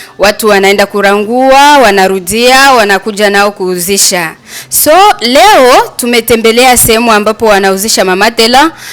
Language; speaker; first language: Swahili; native; Swahili